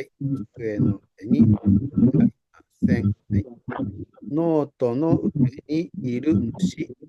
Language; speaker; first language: Japanese; non-native, fluent; Indonesian